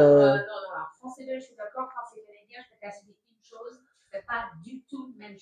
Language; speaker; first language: French; native; French